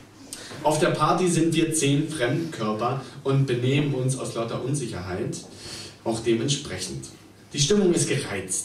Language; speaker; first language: German; native; German